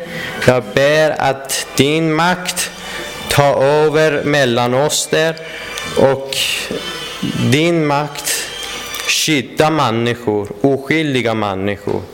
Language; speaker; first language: Swedish; non-native, fluent; Persian